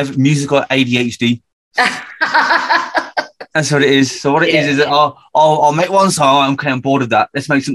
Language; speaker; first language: English; native; English